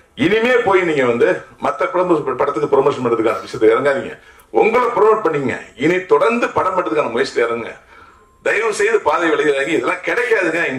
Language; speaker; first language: Tamil; native; Tamil